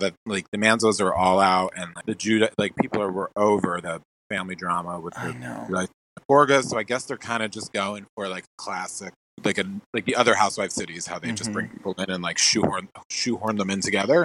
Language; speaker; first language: English; native; English